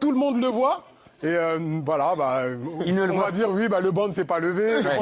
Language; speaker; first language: French; non-native, local second language; Arabic